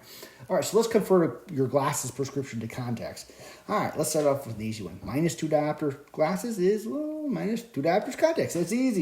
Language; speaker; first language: English; native; English